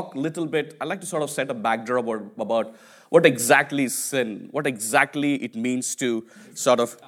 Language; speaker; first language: English; non-native, local second language; Telugu